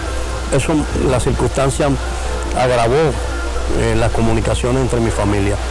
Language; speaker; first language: Spanish; native; Spanish